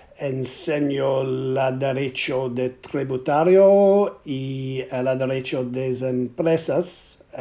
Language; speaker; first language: Spanish; non-native, learner; English